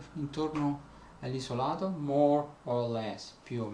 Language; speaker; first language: Italian; non-native, fluent; English